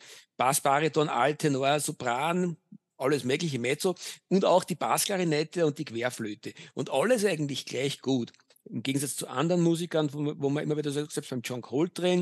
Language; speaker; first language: German; native; German